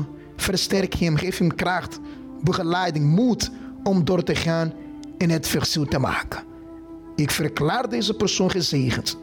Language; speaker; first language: Dutch; non-native, fluent; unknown